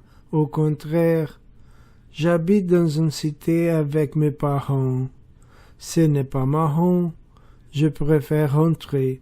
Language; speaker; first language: French; non-native, learner; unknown